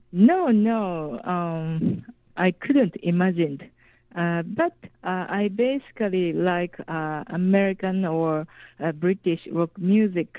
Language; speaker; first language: English; non-native, fluent; Japanese